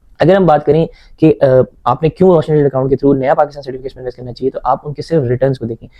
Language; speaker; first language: Urdu; native; Urdu